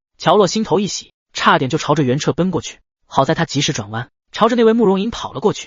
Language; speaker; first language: Chinese; native; Chinese